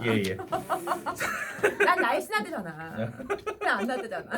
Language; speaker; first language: Korean; native; Korean